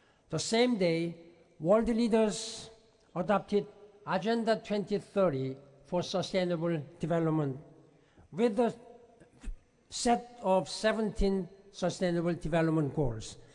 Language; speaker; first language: English; non-native, fluent; Korean